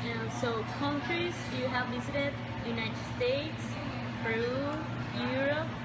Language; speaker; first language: English; non-native, learner; Spanish